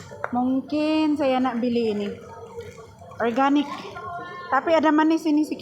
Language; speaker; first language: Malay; non-native, learner; Filipino